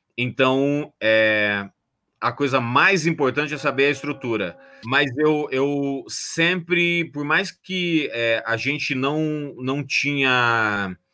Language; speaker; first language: Portuguese; native; Portuguese